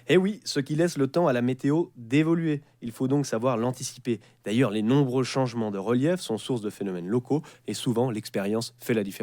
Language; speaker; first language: French; native; French